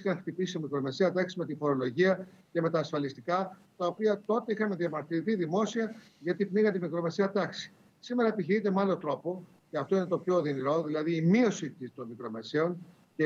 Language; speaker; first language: Greek; native; Greek